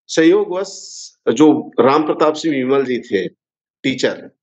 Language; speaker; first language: Hindi; native; Hindi